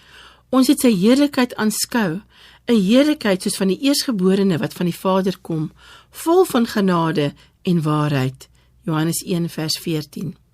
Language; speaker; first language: Afrikaans; native; Afrikaans